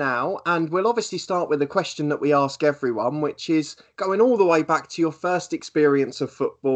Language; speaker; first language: English; native; English